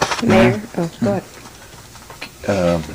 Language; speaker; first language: English; native; English